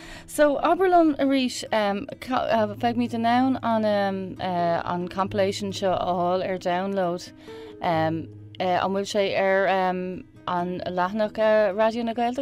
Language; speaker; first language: Irish; non-native, learner; English